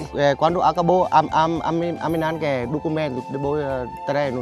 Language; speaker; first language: Portuguese; non-native, learner; Vietnamese